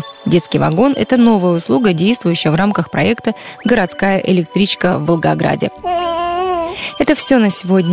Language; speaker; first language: Russian; native; Russian